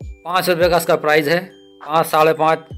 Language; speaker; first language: Hindi; native; Hindi